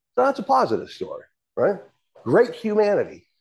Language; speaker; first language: English; native; English